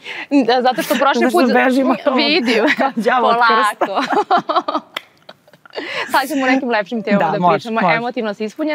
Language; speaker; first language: Serbian; native; Serbian